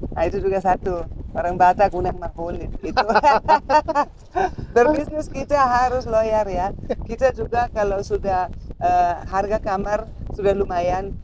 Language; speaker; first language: Indonesian; non-native, fluent; German